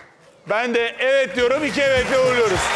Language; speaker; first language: Turkish; native; Turkish